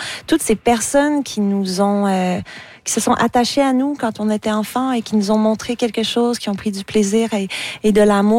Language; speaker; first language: French; native; French